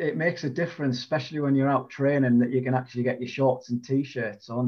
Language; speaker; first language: English; native; English